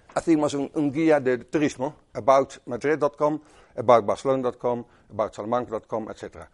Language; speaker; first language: Spanish; non-native, fluent; Dutch